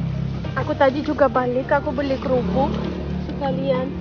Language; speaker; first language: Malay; non-native, fluent; Russian